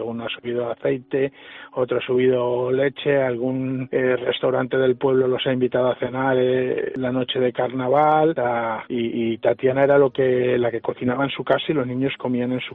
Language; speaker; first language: Spanish; native; Spanish